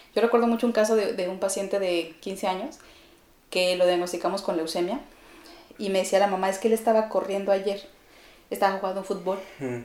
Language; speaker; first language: Spanish; native; Spanish